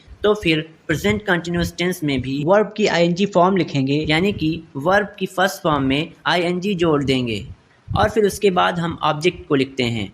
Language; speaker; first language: Urdu; native; Urdu